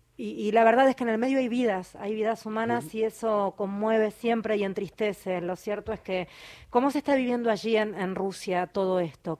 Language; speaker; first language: Spanish; native; Spanish